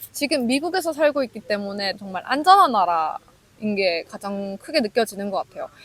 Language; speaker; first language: Korean; native; Korean